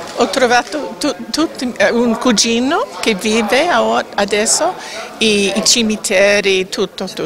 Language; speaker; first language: Italian; non-native, learner; English